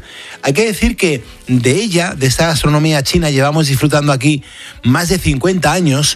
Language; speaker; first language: Spanish; native; Spanish